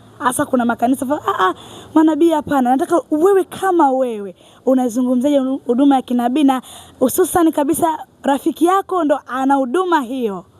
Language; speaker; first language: Swahili; native; Swahili